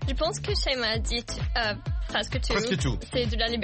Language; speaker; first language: French; non-native, local second language; Arabic